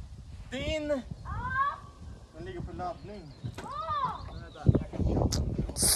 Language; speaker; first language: Swedish; native; Swedish